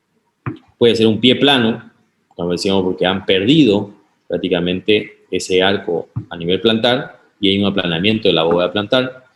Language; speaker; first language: Spanish; native; Spanish